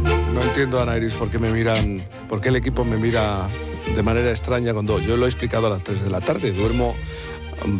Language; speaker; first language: Spanish; native; Spanish